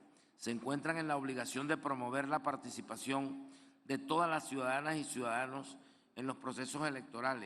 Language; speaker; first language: Spanish; native; Spanish